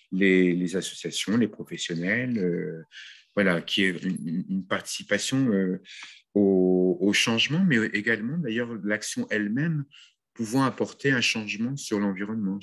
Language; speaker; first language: French; native; French